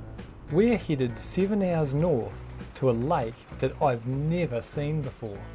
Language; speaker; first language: English; native; English